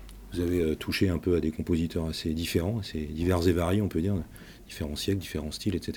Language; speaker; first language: French; native; French